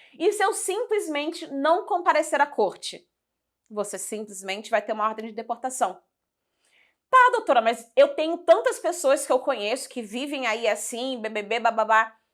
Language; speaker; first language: Portuguese; early bilingual, heritage; Portuguese